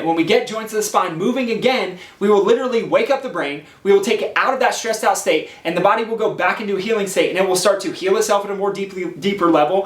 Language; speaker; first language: English; native; English